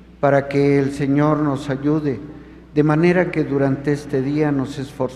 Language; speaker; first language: Spanish; native; Spanish